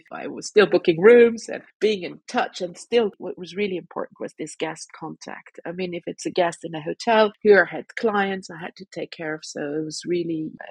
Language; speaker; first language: English; non-native, fluent; Luxembourgish